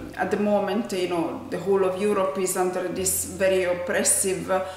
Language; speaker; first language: English; non-native, fluent; Italian